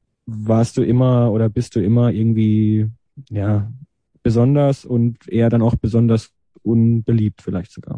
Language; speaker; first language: German; early bilingual, other home language; Hebrew